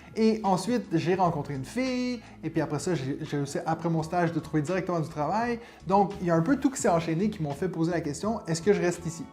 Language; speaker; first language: French; native; French